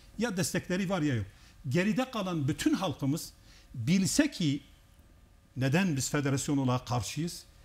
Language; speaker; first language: Turkish; non-native, local second language; Kurdish